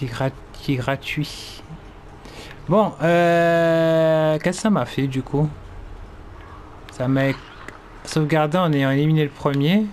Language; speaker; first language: French; native; French